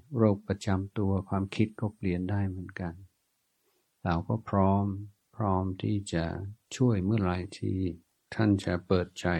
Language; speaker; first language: Thai; non-native, fluent; English